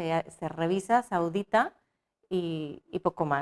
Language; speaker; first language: Spanish; native; Spanish